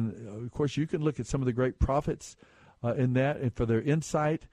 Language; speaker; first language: English; native; English